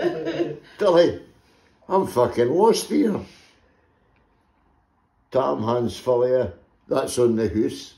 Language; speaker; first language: English; native; English